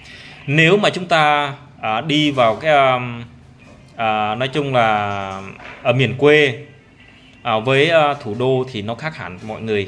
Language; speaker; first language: Vietnamese; non-native, local second language; Jarai